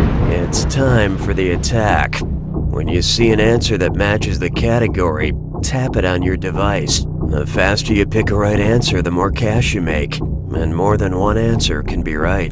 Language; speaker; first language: English; native; English